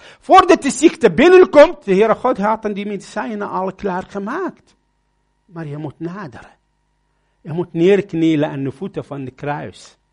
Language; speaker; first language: Dutch; non-native, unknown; Arabic